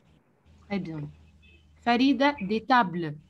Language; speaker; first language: French; non-native, fluent; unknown